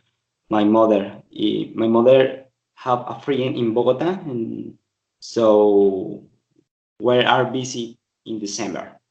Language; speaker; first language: English; non-native, learner; Spanish